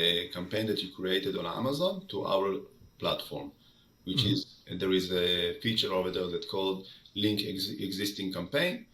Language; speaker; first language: English; non-native, fluent; Hebrew